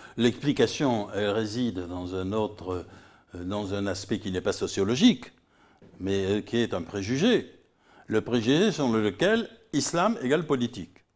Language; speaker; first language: French; native; French